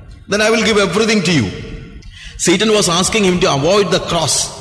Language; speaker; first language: English; non-native, local second language; Malayalam